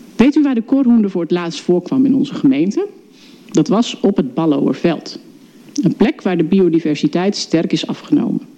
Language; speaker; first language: Dutch; native; Dutch